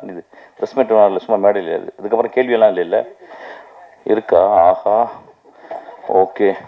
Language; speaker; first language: Tamil; native; Tamil